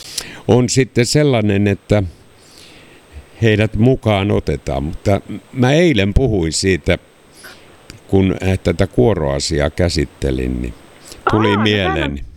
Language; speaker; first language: Finnish; native; Finnish